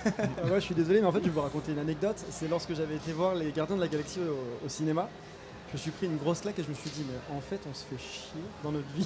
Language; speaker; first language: French; native; French